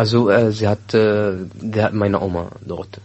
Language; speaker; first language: German; non-native, learner; Arabic